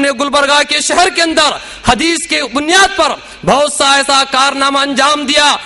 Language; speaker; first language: Urdu; native; Urdu